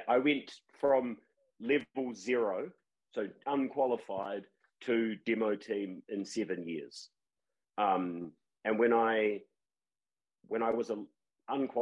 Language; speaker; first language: English; native; English